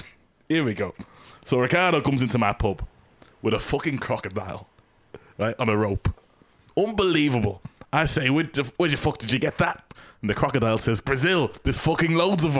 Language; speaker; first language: English; native; English